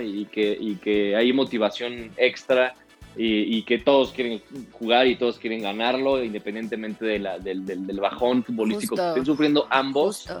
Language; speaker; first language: Spanish; native; Spanish